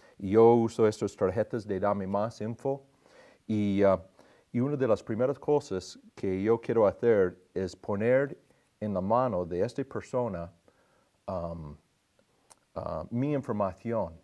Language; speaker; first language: Spanish; non-native, fluent; English